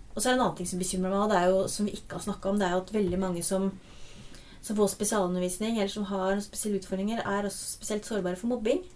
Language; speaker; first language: Norwegian; native; Norwegian